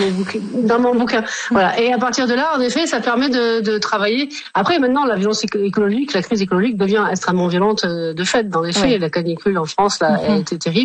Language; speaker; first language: French; native; French